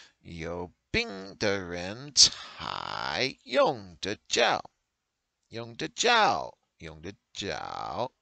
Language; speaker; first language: Chinese; non-native, learner; English